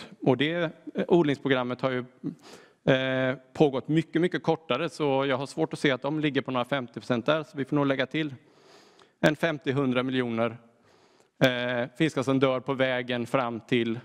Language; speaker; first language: Swedish; native; Swedish